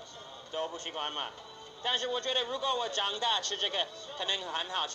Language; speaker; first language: Chinese; non-native, learner; English